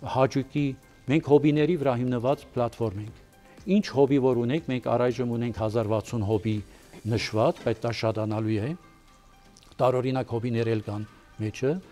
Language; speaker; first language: Armenian; early bilingual, heritage; Armenian